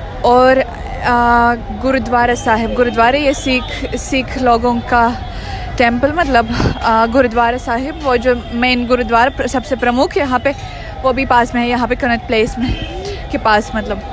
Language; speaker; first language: Hindi; non-native, fluent; Russian